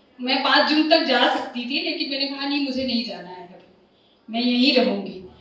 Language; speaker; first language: Hindi; native; Hindi